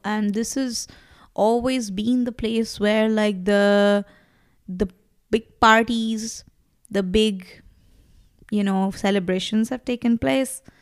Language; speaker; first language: English; non-native, local second language; Bangla